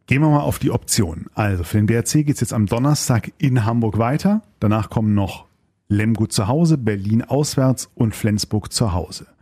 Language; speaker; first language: German; native; German